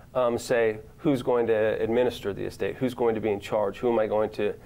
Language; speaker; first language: English; native; English